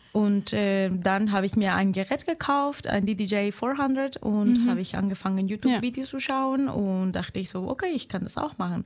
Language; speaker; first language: German; non-native, fluent; Spanish